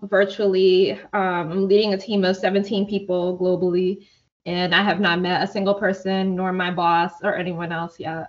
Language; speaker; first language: English; native; English